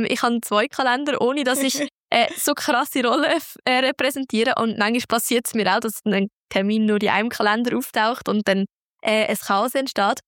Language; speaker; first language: German; native; German